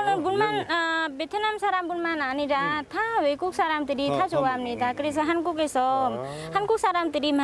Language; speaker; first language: Korean; non-native, learner; Vietnamese